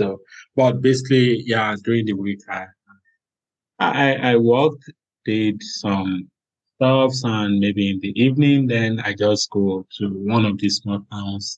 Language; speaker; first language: English; non-native, local second language; Yoruba